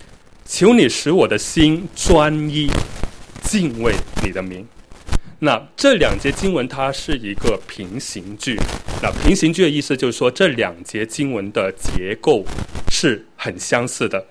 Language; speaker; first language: Chinese; native; Chinese